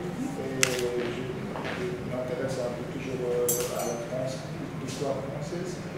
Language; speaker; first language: French; non-native, learner; Japanese